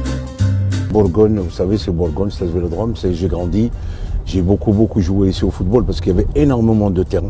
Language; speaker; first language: French; non-native, local second language; Arabic